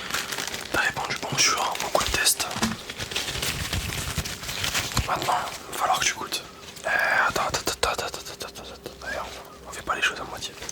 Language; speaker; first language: French; native; French